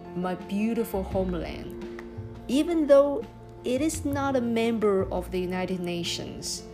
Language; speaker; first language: English; non-native, fluent; Chinese